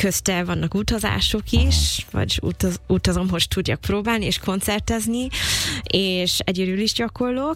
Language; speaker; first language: Hungarian; non-native, fluent; English